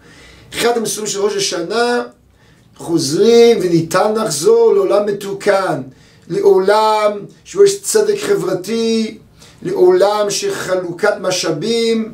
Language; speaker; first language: Hebrew; native; Hebrew